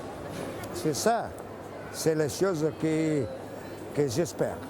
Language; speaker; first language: French; non-native, fluent; Italian